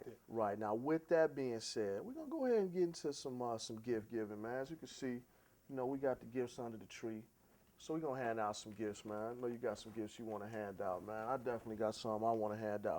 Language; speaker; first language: English; native; English